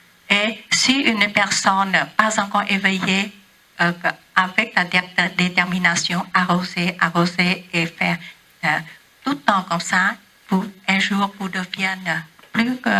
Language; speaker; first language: French; non-native, learner; Vietnamese